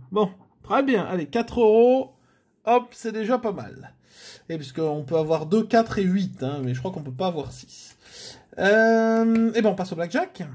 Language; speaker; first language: French; native; French